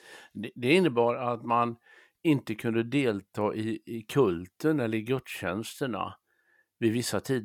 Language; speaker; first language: Swedish; native; Swedish